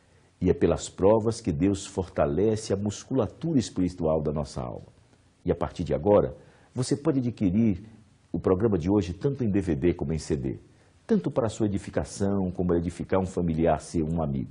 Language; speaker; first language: Portuguese; native; Portuguese